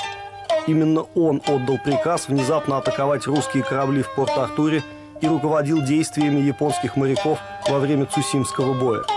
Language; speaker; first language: Russian; native; Russian